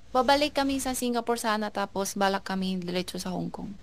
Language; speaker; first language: Filipino; non-native, learner; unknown